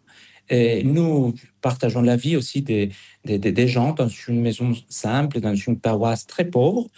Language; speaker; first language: French; non-native, fluent; Spanish